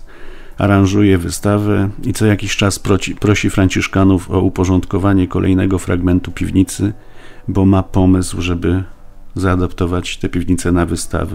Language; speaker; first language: Polish; native; Polish